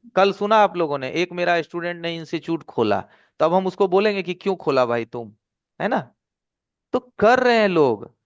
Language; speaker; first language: Hindi; native; Hindi